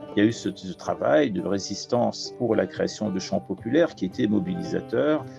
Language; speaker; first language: French; early bilingual, other home language; Persian